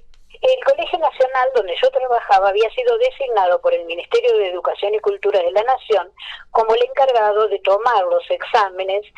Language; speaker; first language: Spanish; native; Spanish